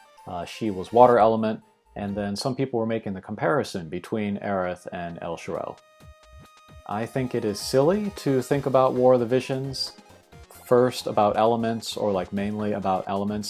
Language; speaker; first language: English; native; English